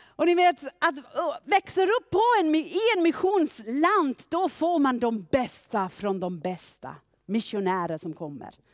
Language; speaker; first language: Swedish; non-native, fluent; German